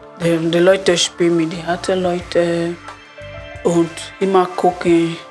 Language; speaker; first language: German; non-native, learner; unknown